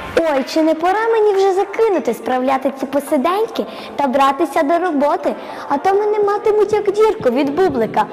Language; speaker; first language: Ukrainian; native; Ukrainian